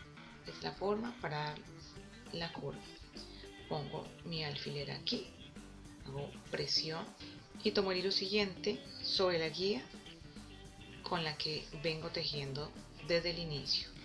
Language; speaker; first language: Spanish; native; Spanish